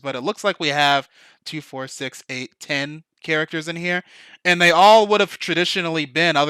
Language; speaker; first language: English; native; English